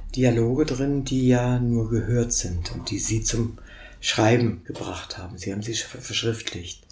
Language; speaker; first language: German; native; German